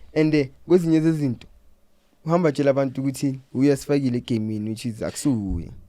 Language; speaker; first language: Zulu; non-native, local second language; Southern Sotho